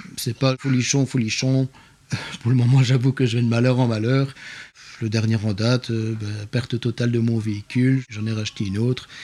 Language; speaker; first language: French; native; French